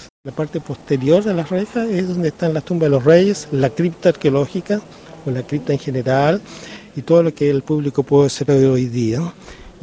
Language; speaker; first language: Spanish; native; Spanish